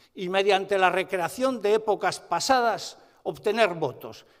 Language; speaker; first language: Spanish; native; Spanish